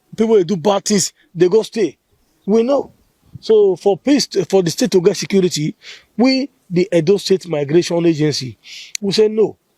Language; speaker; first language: Nigerian Pidgin; non-native, local second language; Bini